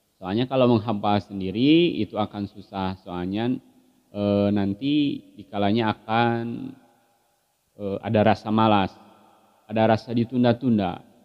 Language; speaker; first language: Indonesian; non-native, local second language; Sundanese